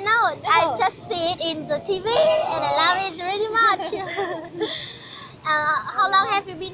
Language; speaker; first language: English; non-native, learner; Vietnamese